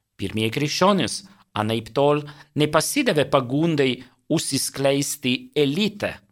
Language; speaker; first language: Lithuanian; non-native, fluent; Italian